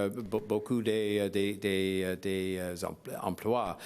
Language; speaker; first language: French; non-native, learner; English